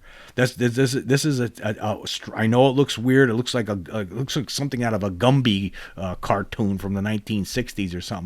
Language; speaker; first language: English; native; English